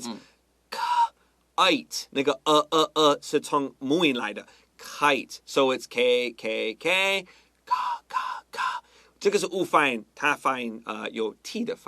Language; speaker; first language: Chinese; non-native, fluent; English